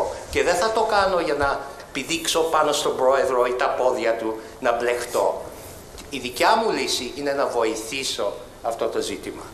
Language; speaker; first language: Greek; early bilingual, heritage; Greek